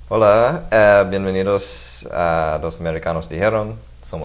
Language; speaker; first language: Spanish; non-native, fluent; English